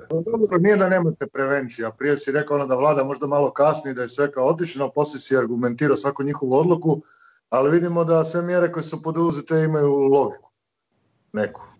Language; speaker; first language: Croatian; native; Croatian